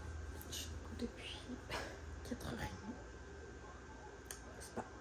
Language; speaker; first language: French; native; French